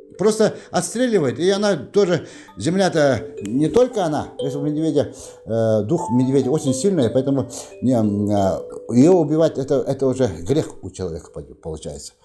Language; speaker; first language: Russian; non-native, local second language; Yakut